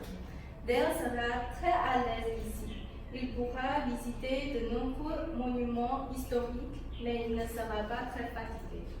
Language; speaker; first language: French; non-native, fluent; Chinese